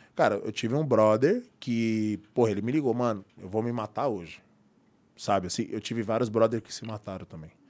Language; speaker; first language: Portuguese; native; Portuguese